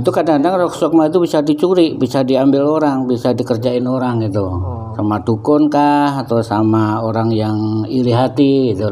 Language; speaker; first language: Indonesian; native; Indonesian